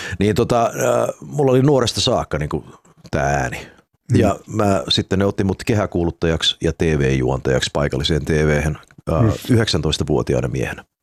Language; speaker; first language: Finnish; early bilingual, heritage; Finnish